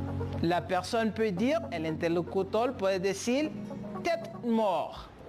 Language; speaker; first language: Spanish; non-native, fluent; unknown